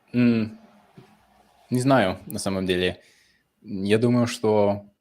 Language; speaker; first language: Russian; non-native, fluent; English